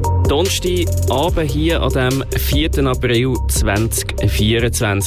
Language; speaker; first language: German; native; German